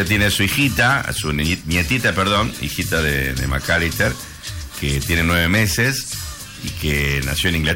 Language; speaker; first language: Spanish; native; Spanish